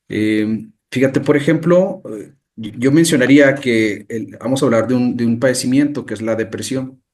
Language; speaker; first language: Spanish; native; Spanish